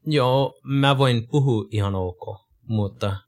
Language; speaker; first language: Finnish; non-native, learner; English